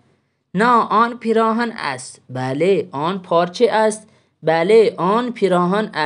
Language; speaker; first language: Persian; non-native, fluent; Urdu